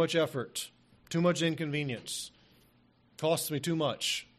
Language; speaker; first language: English; native; English